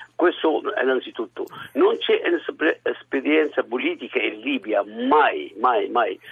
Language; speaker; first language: Italian; non-native, fluent; Arabic